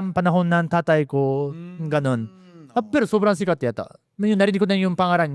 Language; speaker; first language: Filipino; non-native, fluent; Japanese